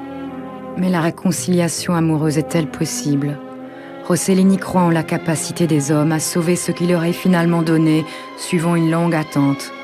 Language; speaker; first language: French; native; French